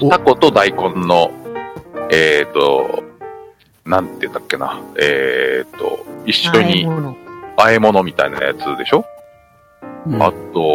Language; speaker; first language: Japanese; native; Japanese